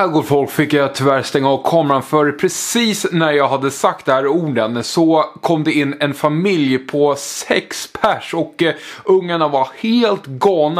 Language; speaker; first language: Swedish; native; Swedish